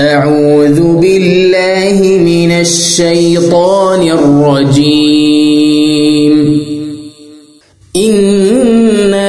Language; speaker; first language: Arabic; non-native, fluent; Indonesian